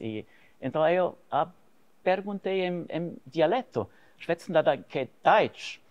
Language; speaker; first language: Portuguese; non-native, fluent; German